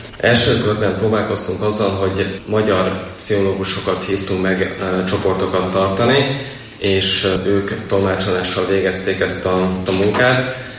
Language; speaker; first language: Hungarian; native; Hungarian